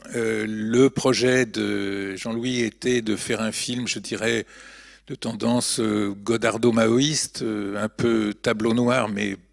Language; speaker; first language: French; native; French